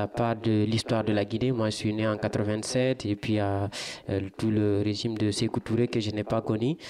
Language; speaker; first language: French; non-native, local second language; Fula